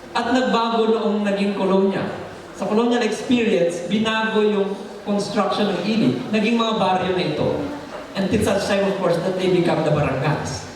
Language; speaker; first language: Filipino; non-native, local second language; Iloko